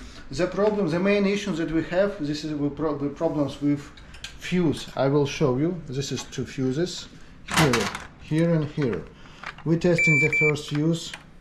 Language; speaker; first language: English; non-native, learner; Ukrainian